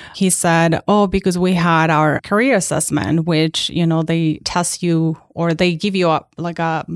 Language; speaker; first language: English; non-native, fluent; Spanish